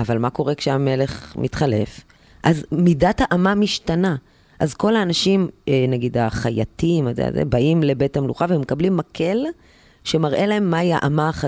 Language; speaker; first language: Hebrew; native; Hebrew